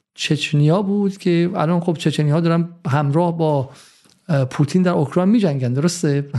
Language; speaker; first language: Persian; native; Persian